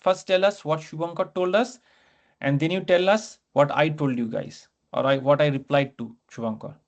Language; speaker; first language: English; non-native, local second language; Bangla